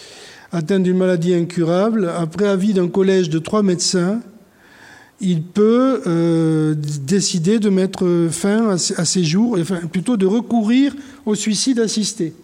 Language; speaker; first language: French; native; French